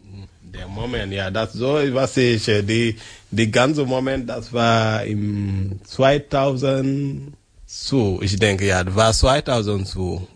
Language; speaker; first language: German; non-native, learner; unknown